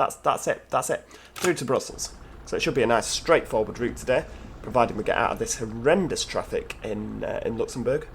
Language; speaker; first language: English; native; English